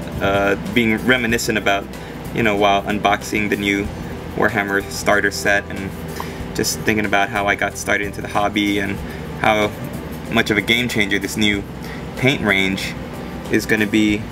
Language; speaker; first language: English; native; English